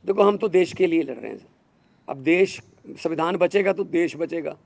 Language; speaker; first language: Hindi; non-native, local second language; Punjabi